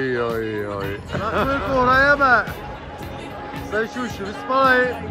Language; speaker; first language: Czech; non-native, learner; German